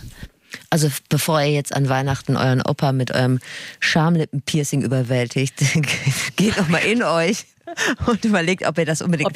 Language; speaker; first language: German; native; German